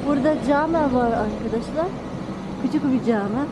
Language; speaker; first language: Turkish; non-native, learner; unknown